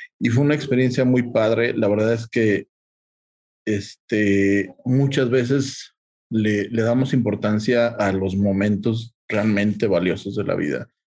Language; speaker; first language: Spanish; native; Spanish